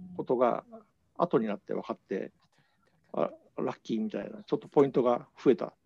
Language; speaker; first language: Japanese; native; Japanese